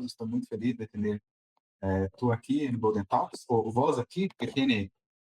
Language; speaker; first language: Spanish; non-native, fluent; Portuguese